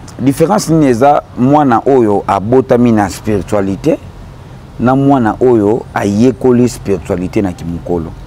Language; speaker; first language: Lingala; native; Lingala